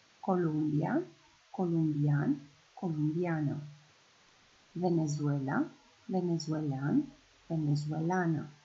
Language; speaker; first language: Spanish; non-native, fluent; Romanian